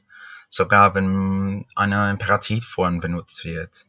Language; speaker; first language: German; non-native, fluent; Spanish